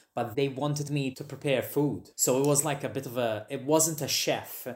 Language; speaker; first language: English; non-native, fluent; Maltese